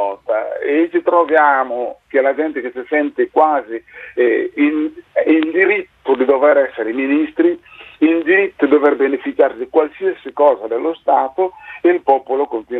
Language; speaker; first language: Italian; non-native, fluent; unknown